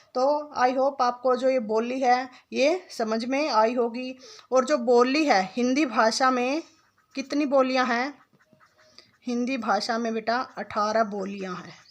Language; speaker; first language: Hindi; native; Hindi